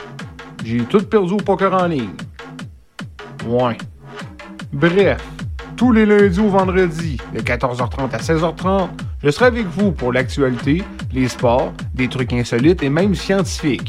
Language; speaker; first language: French; native; French